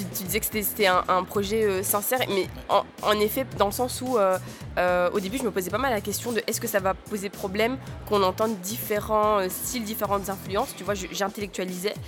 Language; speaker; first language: French; native; French